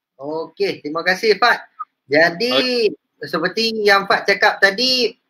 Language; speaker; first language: Malay; non-native, local second language; Punjabi